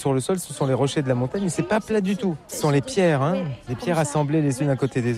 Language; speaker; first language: French; native; French